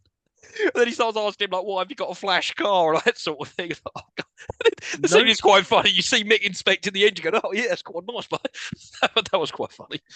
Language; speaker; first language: English; native; English